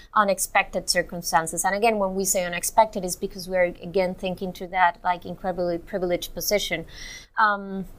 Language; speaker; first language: English; non-native, fluent; Spanish